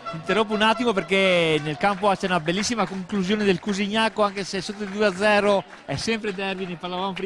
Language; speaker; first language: Italian; native; Italian